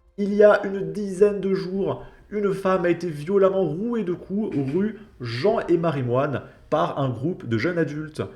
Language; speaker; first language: French; native; French